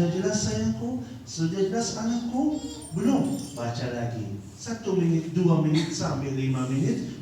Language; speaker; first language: Indonesian; non-native, fluent; Arabic